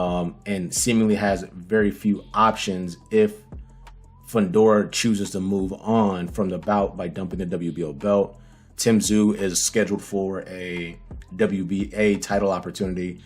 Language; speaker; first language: English; native; English